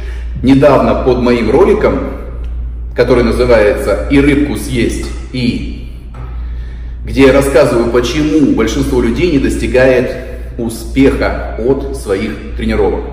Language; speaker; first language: Russian; native; Russian